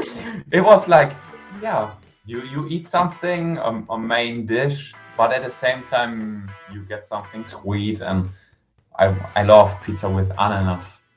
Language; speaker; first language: English; non-native, fluent; German